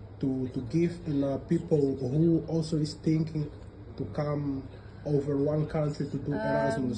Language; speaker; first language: English; non-native, learner; Portuguese